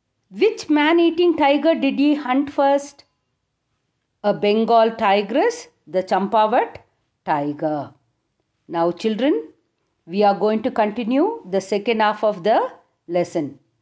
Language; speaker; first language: English; non-native, local second language; Tamil